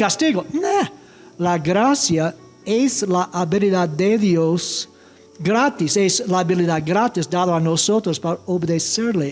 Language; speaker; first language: Spanish; non-native, fluent; English